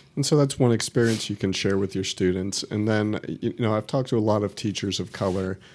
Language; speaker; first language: English; native; English